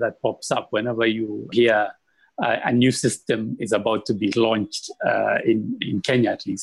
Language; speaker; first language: English; non-native, local second language; Somali